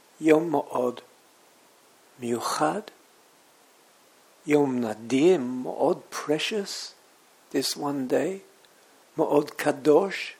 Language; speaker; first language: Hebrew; non-native, fluent; English